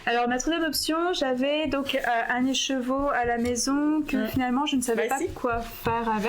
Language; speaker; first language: French; native; French